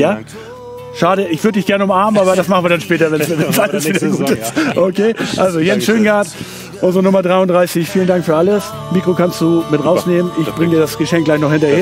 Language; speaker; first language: German; native; German